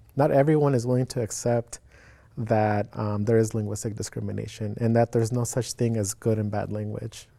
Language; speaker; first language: English; native; English